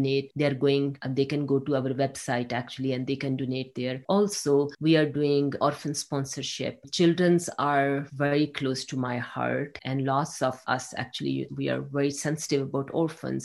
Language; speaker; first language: English; non-native, local second language; Urdu